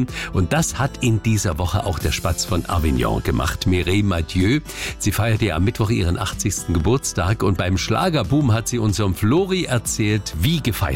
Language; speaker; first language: German; native; German